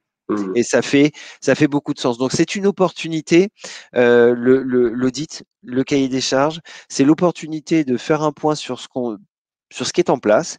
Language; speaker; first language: French; native; French